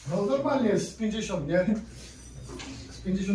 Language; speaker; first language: Polish; native; Polish